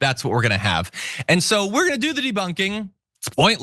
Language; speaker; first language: English; native; English